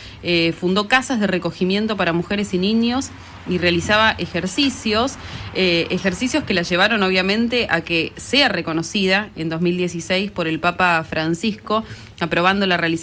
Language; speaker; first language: Spanish; native; Spanish